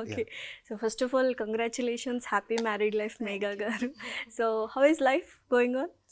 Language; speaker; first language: Telugu; native; Telugu